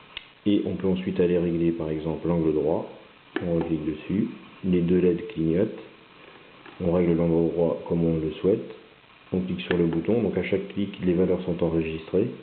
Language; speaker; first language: French; native; French